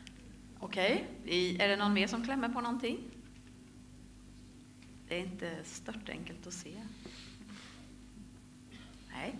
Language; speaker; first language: Swedish; native; Swedish